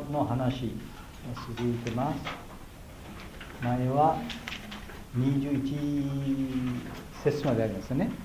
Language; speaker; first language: Japanese; non-native, learner; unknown